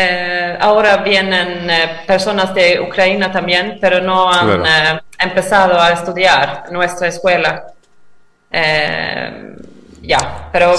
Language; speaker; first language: Spanish; non-native, fluent; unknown